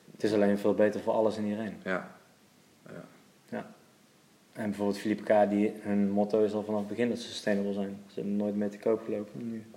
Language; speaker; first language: Dutch; native; Dutch